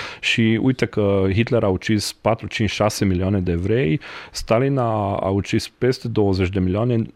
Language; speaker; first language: Romanian; non-native, local second language; Hungarian